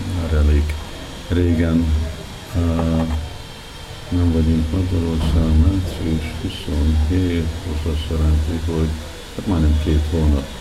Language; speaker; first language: Hungarian; early bilingual, heritage; Hungarian